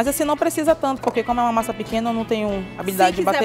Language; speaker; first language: Portuguese; native; Portuguese